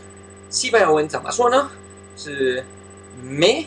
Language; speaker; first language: Chinese; non-native, fluent; Spanish